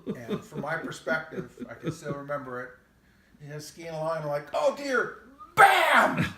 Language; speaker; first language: English; native; English